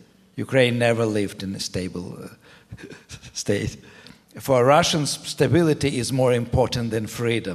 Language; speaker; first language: English; non-native, fluent; Ukrainian